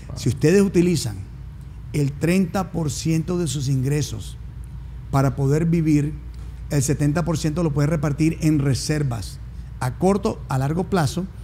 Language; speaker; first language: Spanish; native; Spanish